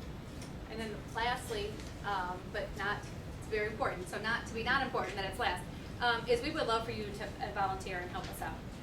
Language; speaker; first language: English; native; English